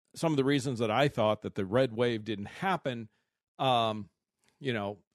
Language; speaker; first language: English; native; English